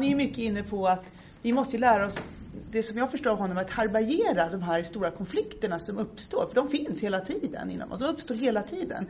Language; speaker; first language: Swedish; native; Swedish